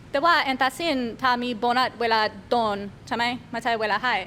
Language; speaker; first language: Thai; non-native, learner; English